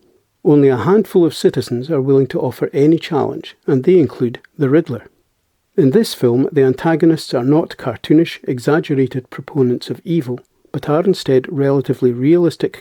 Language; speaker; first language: English; native; English